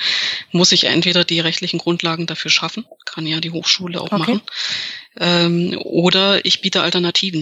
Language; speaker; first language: German; native; German